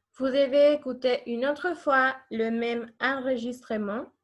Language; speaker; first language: French; non-native, fluent; Spanish